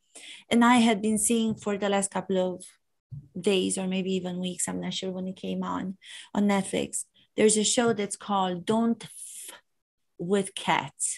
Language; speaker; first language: English; non-native, fluent; Romanian